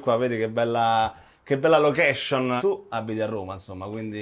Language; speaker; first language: Italian; native; Italian